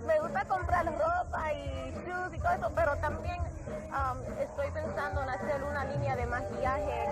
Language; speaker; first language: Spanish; early bilingual, heritage; English